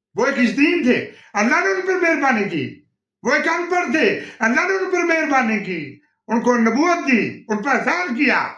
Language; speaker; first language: Urdu; non-native, local second language; Punjabi